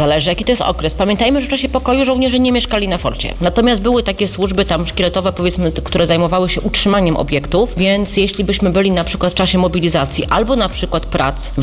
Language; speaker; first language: Polish; native; Polish